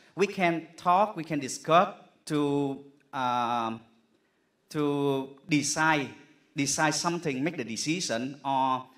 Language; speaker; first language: English; non-native, fluent; Vietnamese